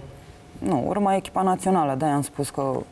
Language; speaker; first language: Romanian; native; Romanian